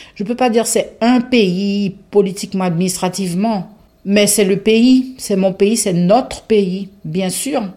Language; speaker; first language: French; non-native, local second language; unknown